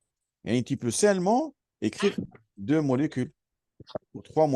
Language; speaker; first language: French; non-native, fluent; Arabic